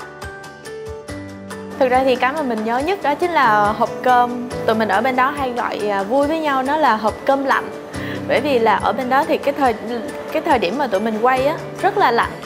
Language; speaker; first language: Vietnamese; native; Vietnamese